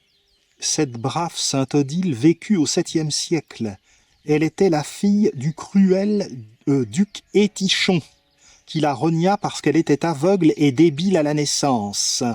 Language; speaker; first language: French; native; French